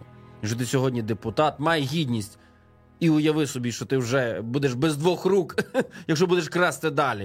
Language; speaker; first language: Ukrainian; native; Ukrainian